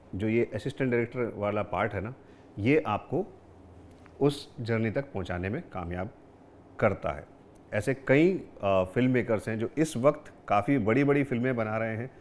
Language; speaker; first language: Hindi; native; Hindi